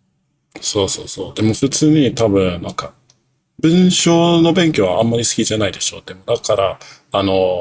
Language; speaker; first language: Japanese; non-native, learner; English